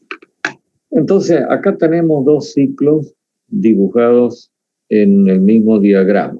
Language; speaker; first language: Spanish; native; Spanish